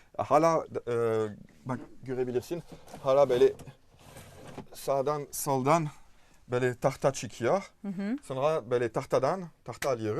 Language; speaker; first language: Turkish; non-native, fluent; French